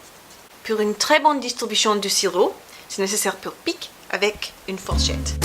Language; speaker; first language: French; non-native, fluent; English